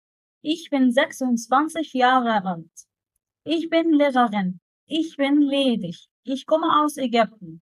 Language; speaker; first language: German; non-native, fluent; Arabic